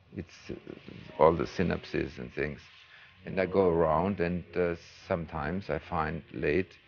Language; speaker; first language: English; non-native, fluent; German